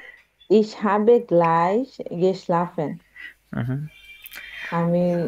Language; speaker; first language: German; non-native, learner; Bangla